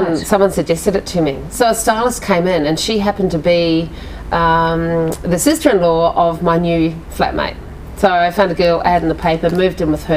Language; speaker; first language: English; native; English